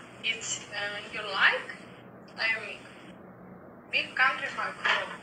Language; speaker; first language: English; non-native, learner; Russian